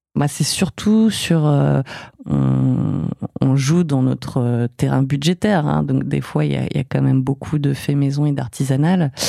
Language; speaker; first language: French; native; French